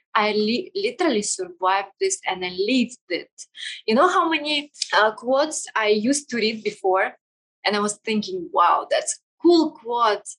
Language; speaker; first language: English; non-native, fluent; Kazakh